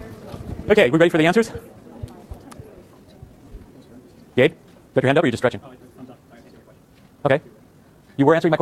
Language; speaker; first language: English; native; English